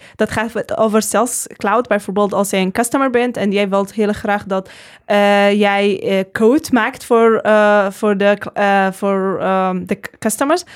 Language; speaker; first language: Dutch; non-native, learner; Arabic